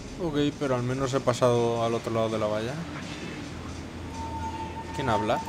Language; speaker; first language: Spanish; native; Spanish